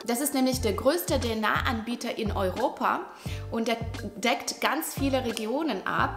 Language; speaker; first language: German; non-native, fluent; Russian